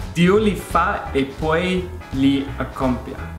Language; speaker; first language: Italian; non-native, learner; English